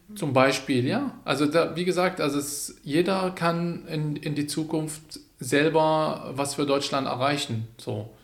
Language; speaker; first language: German; non-native, fluent; Arabic